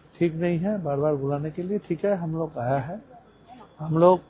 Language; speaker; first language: Hindi; non-native, local second language; Bangla